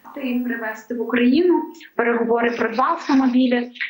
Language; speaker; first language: Ukrainian; native; Ukrainian